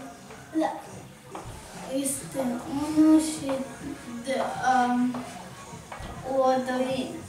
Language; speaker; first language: Romanian; early bilingual, heritage; Romanian